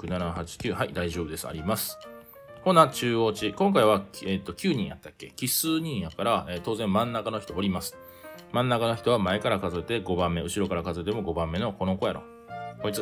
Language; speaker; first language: Japanese; native; Japanese